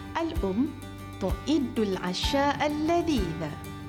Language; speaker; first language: Arabic; non-native, fluent; Malay